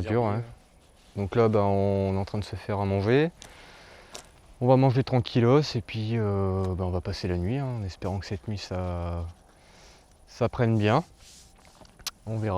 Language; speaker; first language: French; native; French